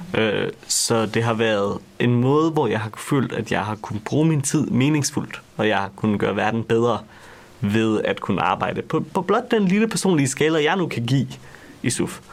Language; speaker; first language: Danish; native; Danish